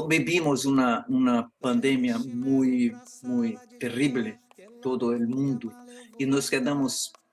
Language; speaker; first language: Spanish; non-native, fluent; Portuguese